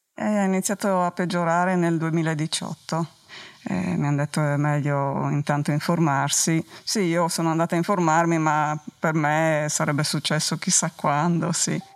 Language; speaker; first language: Italian; non-native, local second language; Friulian